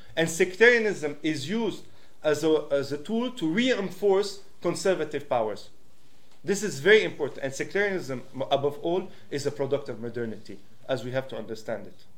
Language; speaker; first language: English; non-native, fluent; French